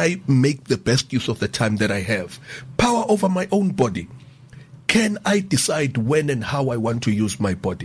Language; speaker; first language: English; non-native, local second language; Zulu